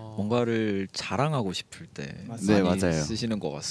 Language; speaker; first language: Korean; native; Korean